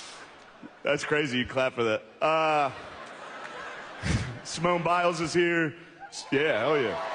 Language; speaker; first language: English; native; English